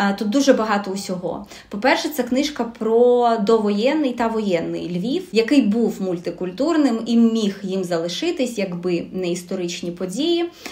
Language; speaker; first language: Ukrainian; non-native, local second language; Russian